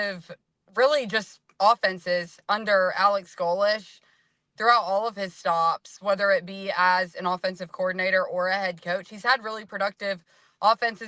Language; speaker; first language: English; native; English